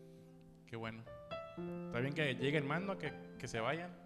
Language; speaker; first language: Spanish; native; Spanish